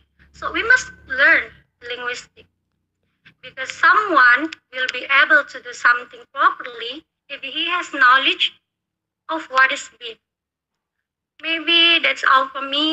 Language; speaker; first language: English; non-native, learner; Indonesian